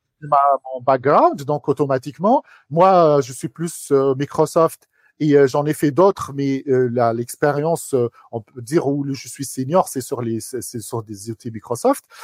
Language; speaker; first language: French; non-native, local second language; Arabic